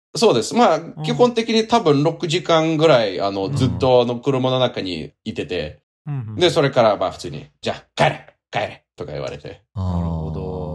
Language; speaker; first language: Japanese; non-native, fluent; Russian